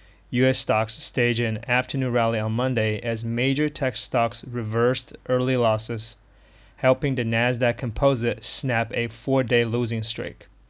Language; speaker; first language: English; non-native, fluent; Chinese